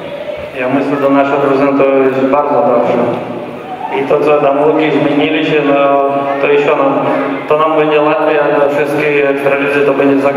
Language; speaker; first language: Polish; non-native, learner; Russian